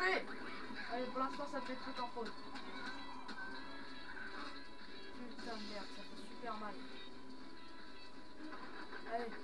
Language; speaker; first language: French; native; French